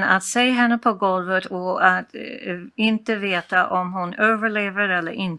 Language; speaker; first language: Swedish; non-native, fluent; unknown